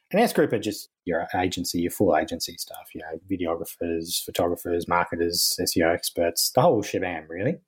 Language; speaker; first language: English; native; English